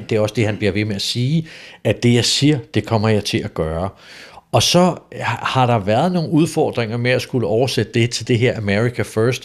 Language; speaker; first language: Danish; native; Danish